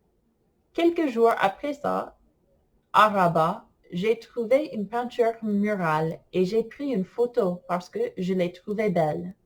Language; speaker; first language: French; non-native, fluent; English